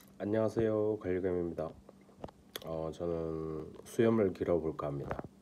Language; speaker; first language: Korean; native; Korean